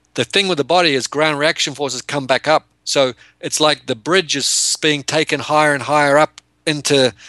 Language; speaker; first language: English; native; English